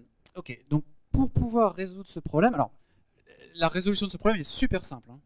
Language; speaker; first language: French; native; French